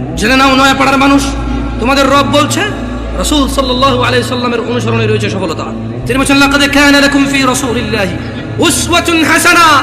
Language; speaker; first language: Bangla; early bilingual, heritage; Bangla